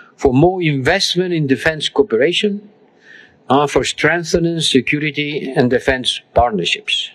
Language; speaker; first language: English; non-native, fluent; Spanish